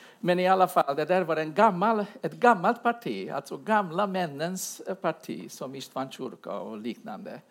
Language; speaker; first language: Swedish; non-native, fluent; Hungarian